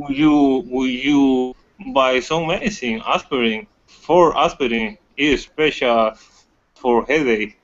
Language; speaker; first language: English; non-native, learner; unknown